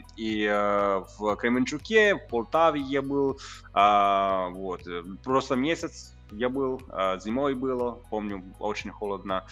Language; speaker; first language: Russian; non-native, fluent; Italian